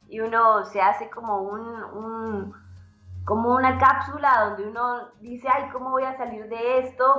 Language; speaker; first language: Spanish; native; Spanish